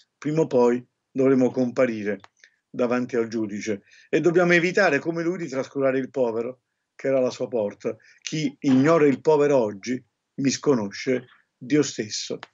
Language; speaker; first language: Italian; native; Italian